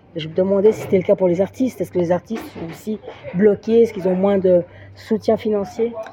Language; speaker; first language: French; native; French